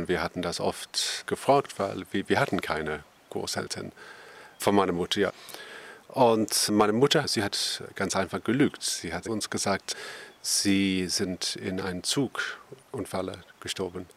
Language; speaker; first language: German; non-native, fluent; English